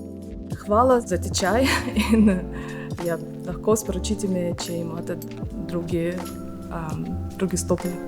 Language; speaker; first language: Slovenian; non-native, learner; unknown